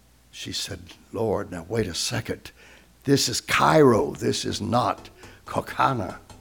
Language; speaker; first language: English; native; English